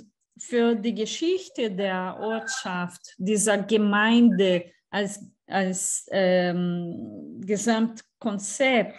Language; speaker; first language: German; non-native, fluent; Portuguese